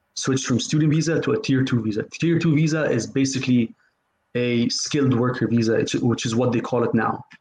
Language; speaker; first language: English; non-native, fluent; Arabic